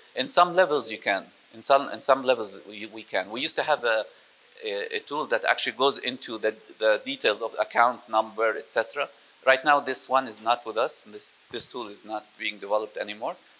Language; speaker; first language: English; non-native, fluent; Arabic